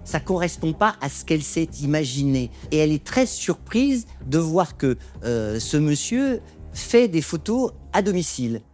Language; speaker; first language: French; native; French